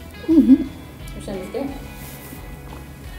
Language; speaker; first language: Swedish; native; Swedish